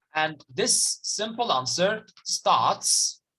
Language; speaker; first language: English; non-native, fluent; Arabic